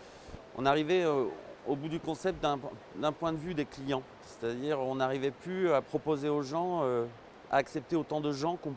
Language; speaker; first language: French; native; French